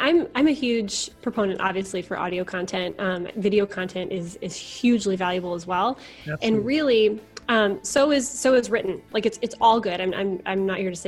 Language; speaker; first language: English; native; English